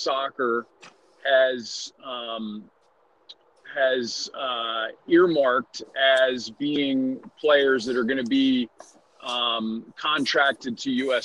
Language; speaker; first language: English; native; English